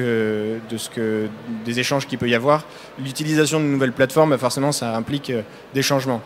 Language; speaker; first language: French; native; French